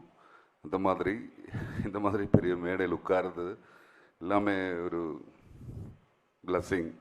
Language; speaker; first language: Tamil; non-native, learner; Malayalam